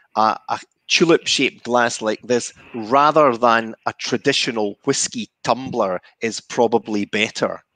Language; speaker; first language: English; native; English